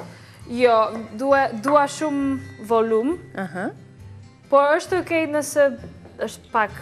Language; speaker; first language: Albanian; non-native, learner; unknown